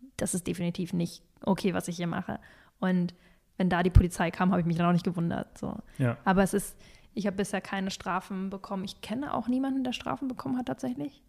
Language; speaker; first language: German; early bilingual, other home language; Russian